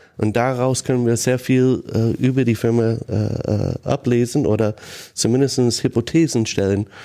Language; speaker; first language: German; non-native, fluent; English